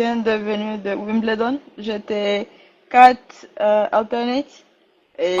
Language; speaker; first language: French; non-native, learner; Rundi